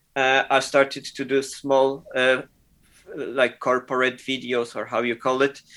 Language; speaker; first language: English; non-native, fluent; Polish